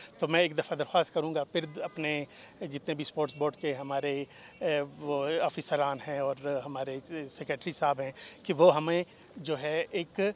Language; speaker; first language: Urdu; non-native, local second language; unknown